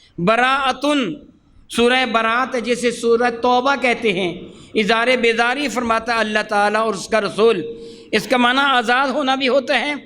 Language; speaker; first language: Urdu; non-native, local second language; Punjabi